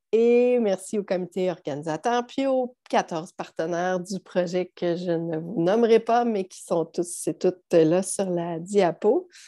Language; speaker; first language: French; native; French